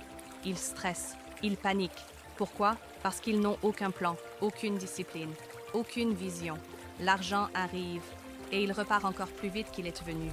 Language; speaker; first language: French; native; French